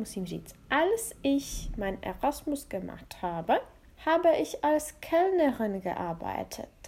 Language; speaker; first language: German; non-native, fluent; Czech